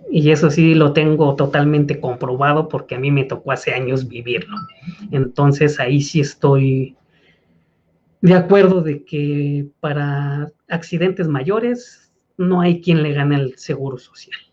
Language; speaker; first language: Spanish; native; Spanish